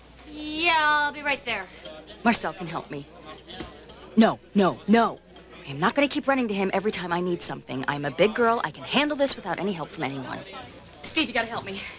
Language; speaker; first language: English; native; English